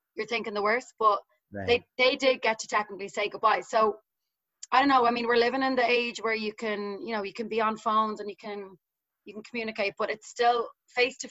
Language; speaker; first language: English; native; English